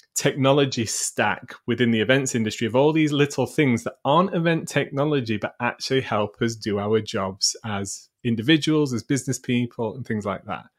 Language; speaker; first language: English; native; English